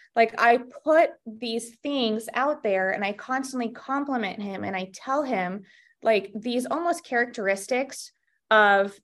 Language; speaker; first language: English; early bilingual, other home language; Russian